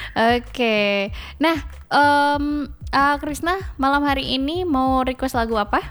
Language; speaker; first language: Indonesian; native; Indonesian